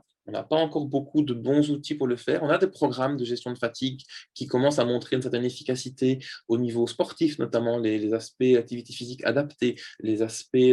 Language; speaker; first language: French; native; French